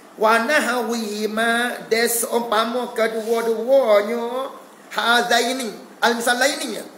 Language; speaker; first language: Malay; native; Malay